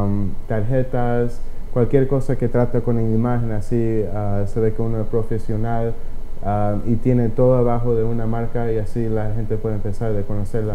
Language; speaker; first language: Spanish; early bilingual, heritage; Spanish